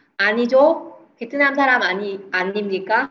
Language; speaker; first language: Korean; non-native, fluent; Vietnamese